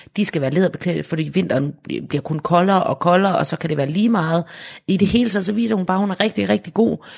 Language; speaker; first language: Danish; native; Danish